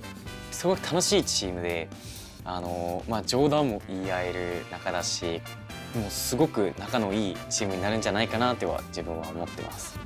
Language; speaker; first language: Japanese; native; Japanese